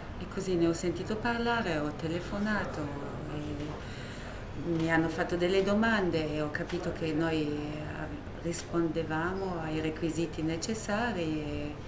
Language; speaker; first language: Italian; non-native, fluent; German